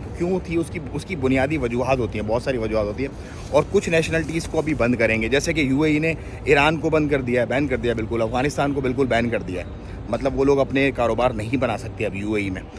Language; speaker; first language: Urdu; non-native, local second language; Punjabi